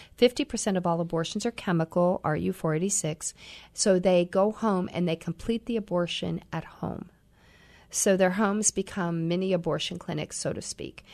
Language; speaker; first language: English; native; English